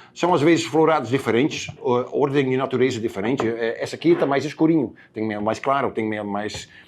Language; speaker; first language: Portuguese; non-native, fluent; Dutch